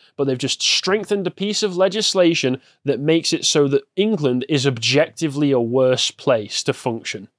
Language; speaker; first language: English; native; English